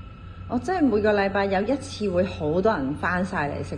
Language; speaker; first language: Cantonese; native; Cantonese